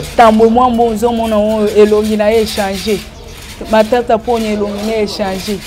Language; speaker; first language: Lingala; non-native, local second language; Swahili